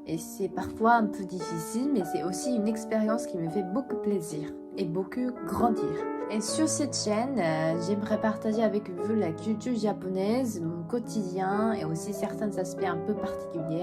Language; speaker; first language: French; non-native, fluent; Japanese